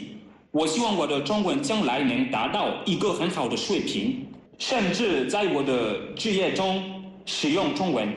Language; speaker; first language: Chinese; non-native, learner; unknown